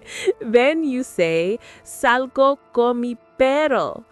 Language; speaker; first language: Spanish; non-native, fluent; English